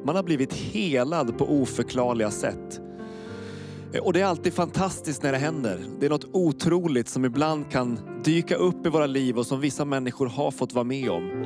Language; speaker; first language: Swedish; native; Swedish